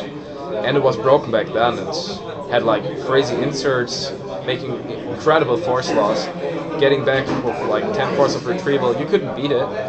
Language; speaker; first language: English; non-native, fluent; German